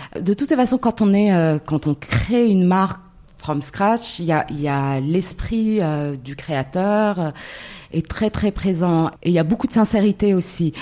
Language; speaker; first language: French; non-native, local second language; Arabic